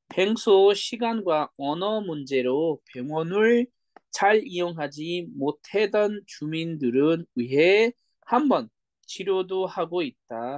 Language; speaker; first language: Korean; non-native, fluent; Nepali